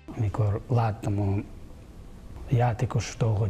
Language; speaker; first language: Hungarian; non-native, fluent; Ukrainian